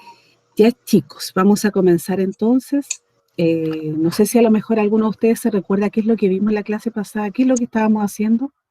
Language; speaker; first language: Spanish; native; Spanish